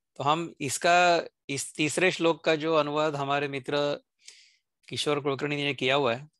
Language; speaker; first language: Hindi; non-native, local second language; Marathi